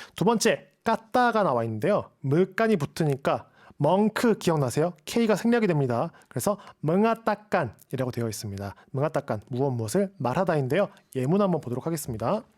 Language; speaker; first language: Korean; native; Korean